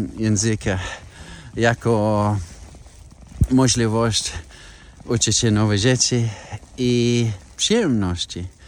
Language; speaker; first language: Polish; non-native, learner; English